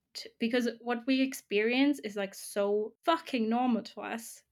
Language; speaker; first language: English; non-native, fluent; German